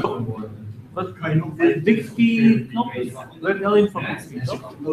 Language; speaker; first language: Dutch; non-native, fluent; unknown